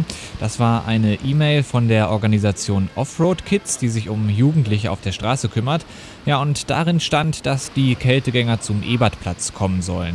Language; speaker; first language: German; native; German